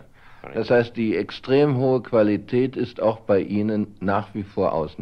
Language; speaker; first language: German; native; German